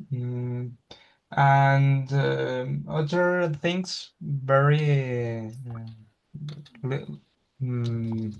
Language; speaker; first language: English; non-native, learner; Spanish